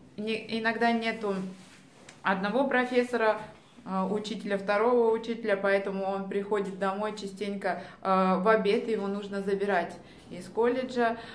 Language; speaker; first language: Russian; native; Russian